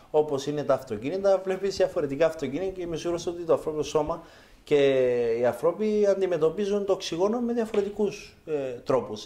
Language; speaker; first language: Greek; early bilingual, heritage; Greek